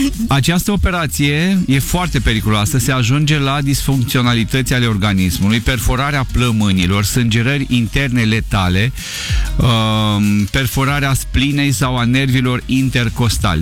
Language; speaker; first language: Romanian; native; Romanian